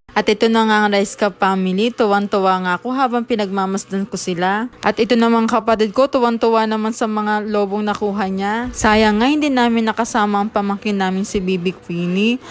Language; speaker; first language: Filipino; native; Filipino